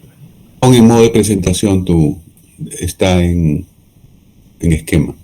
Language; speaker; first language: Spanish; native; Spanish